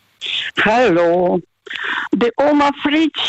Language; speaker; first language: German; non-native, fluent; Russian